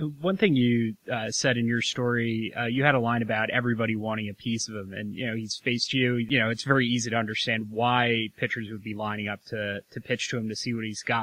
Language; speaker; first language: English; native; English